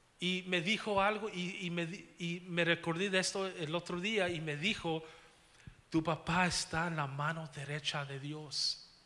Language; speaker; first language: Spanish; early bilingual, heritage; Spanish